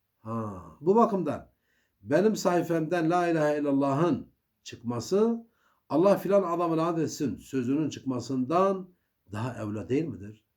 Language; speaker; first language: Turkish; native; Turkish